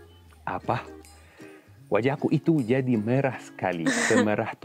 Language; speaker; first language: Indonesian; non-native, fluent; Arabic